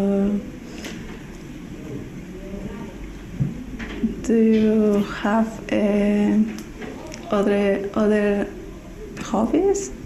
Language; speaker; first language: English; non-native, learner; Spanish